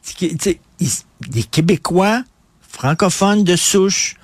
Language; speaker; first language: French; native; French